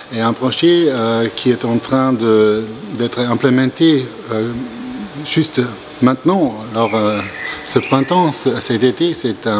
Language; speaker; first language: French; non-native, learner; German